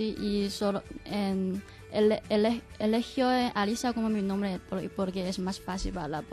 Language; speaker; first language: Spanish; non-native, learner; Chinese